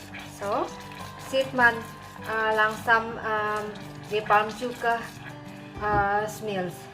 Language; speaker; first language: German; non-native, learner; Indonesian